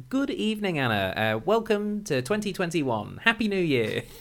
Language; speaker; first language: English; native; English